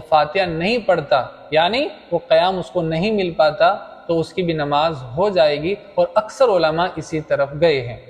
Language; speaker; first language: Urdu; native; Urdu